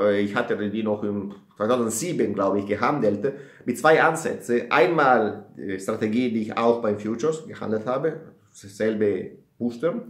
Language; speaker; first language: German; non-native, fluent; Italian